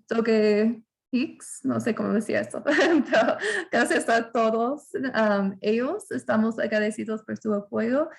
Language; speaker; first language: Spanish; non-native, fluent; English